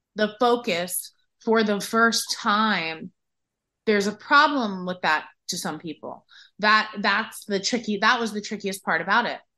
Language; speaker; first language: English; native; English